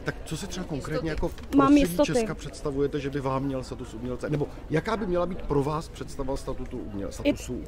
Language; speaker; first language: Czech; native; Czech